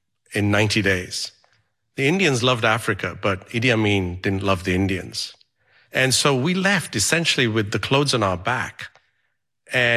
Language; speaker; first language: English; native; English